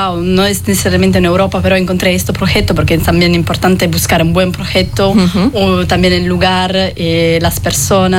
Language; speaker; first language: Spanish; non-native, fluent; Italian